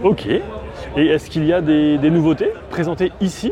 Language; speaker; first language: French; native; French